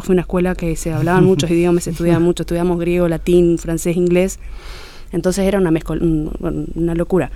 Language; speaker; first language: Spanish; native; Spanish